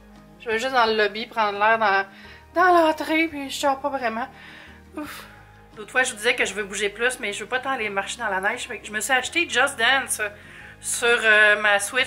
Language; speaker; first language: French; native; French